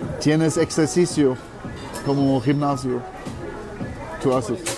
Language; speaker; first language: Spanish; non-native, learner; German